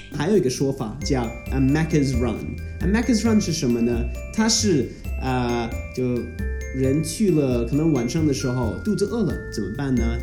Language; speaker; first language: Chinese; non-native, fluent; English